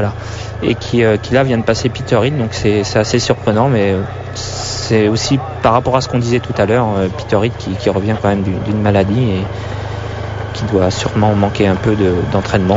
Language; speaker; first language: French; native; French